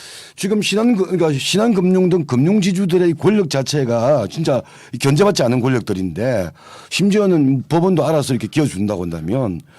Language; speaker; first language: Korean; native; Korean